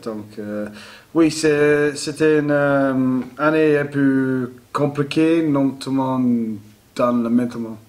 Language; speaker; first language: French; non-native, learner; English